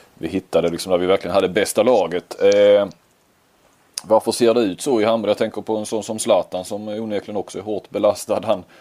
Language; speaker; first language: Swedish; native; Swedish